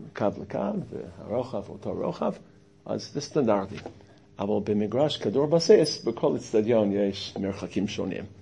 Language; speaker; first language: Hebrew; non-native, fluent; English